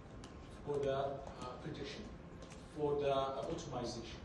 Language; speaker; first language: English; non-native, fluent; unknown